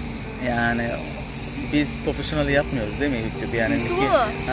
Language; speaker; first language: Turkish; non-native, learner; Bangla